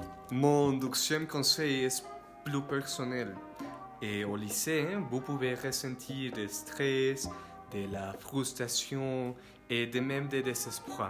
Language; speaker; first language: French; non-native, learner; Spanish